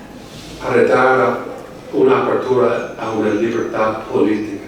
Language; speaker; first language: Spanish; non-native, fluent; English